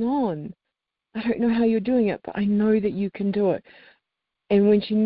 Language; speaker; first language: English; native; English